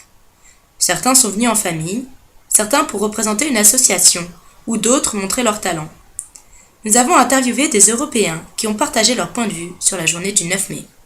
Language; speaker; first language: French; native; French